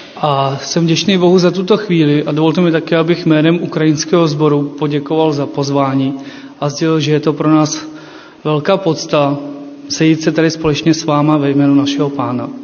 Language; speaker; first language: Czech; non-native, fluent; Ukrainian